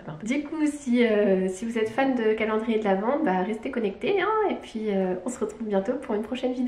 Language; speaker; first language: French; native; French